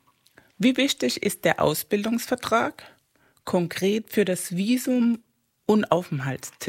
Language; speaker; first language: German; non-native, fluent; Spanish